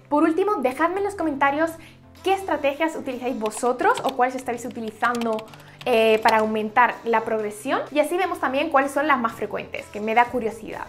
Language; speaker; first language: Spanish; native; Spanish